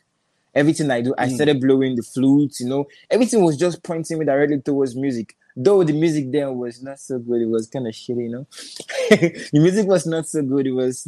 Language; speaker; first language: English; non-native, local second language; Igbo